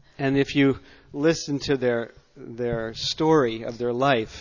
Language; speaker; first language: English; native; English